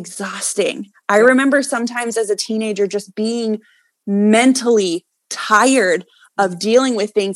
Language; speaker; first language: English; native; English